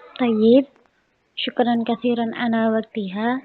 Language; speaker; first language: Arabic; non-native, learner; Indonesian